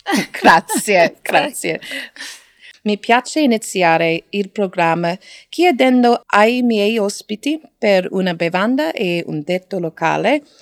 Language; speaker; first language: Italian; non-native, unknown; English